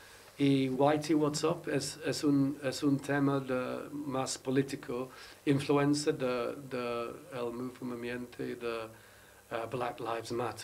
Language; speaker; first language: Spanish; non-native, learner; English